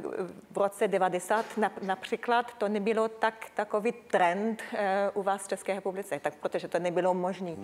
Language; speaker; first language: Czech; non-native, learner; French